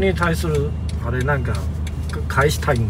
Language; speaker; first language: Japanese; non-native, fluent; Chinese